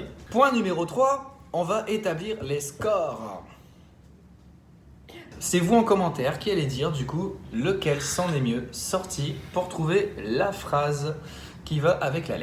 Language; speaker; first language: French; native; French